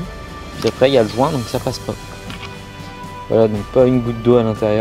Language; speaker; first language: French; native; French